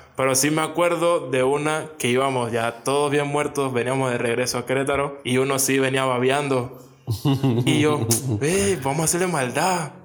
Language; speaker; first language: Spanish; native; Spanish